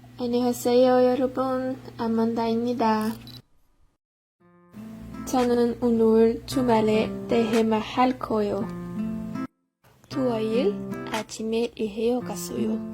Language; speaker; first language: Korean; non-native, learner; Portuguese